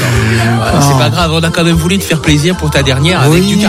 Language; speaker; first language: French; native; French